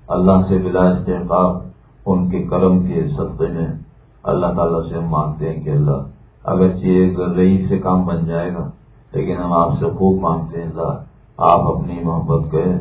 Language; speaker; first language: Urdu; native; Urdu